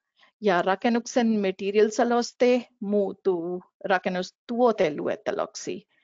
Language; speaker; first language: Finnish; non-native, fluent; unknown